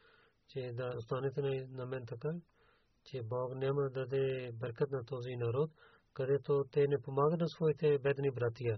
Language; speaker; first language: Bulgarian; non-native, learner; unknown